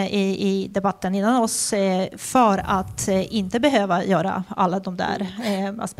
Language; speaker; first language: Swedish; non-native, fluent; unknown